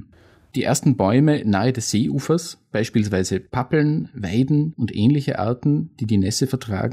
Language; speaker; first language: German; native; German